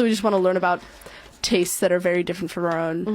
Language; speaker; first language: English; native; English